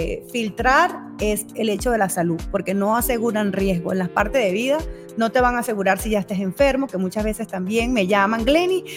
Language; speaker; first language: Spanish; native; Spanish